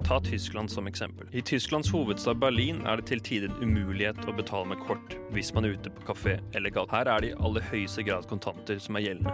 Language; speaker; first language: Norwegian; native; Norwegian